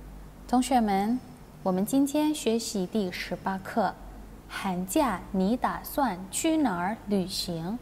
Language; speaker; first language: Chinese; non-native, fluent; Indonesian